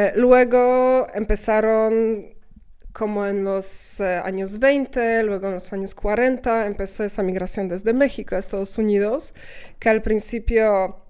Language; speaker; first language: Spanish; non-native, fluent; Polish